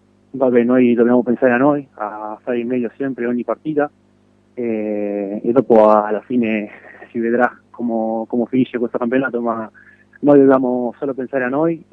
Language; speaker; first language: Italian; non-native, fluent; Spanish